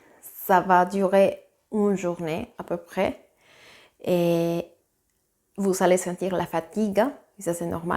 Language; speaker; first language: French; non-native, fluent; Spanish